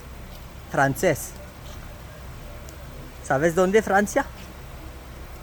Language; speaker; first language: Spanish; non-native, learner; French